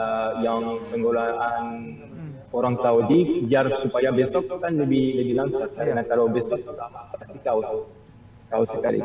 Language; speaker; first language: Indonesian; non-native, fluent; French